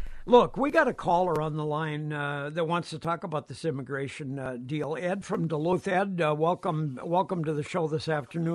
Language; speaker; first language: English; native; English